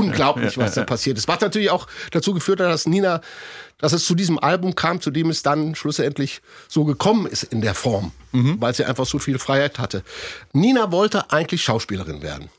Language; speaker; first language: German; native; German